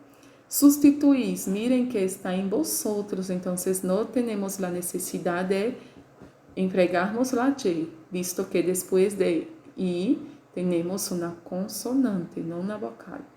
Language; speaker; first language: Spanish; non-native, learner; Portuguese